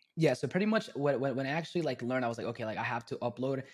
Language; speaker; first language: English; early bilingual, other home language; Spanish